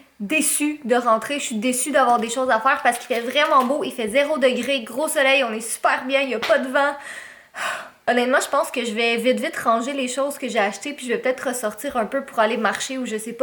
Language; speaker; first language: French; native; French